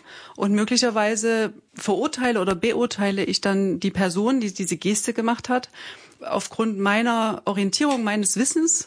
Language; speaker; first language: German; native; German